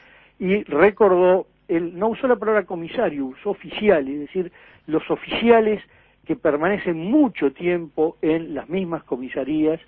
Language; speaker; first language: Spanish; native; Spanish